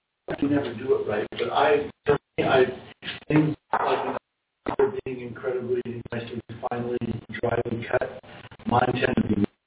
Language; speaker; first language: English; native; English